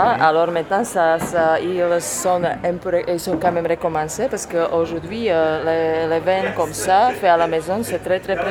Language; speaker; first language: French; non-native, fluent; Slovak